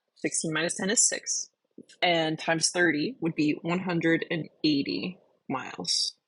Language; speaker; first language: English; native; English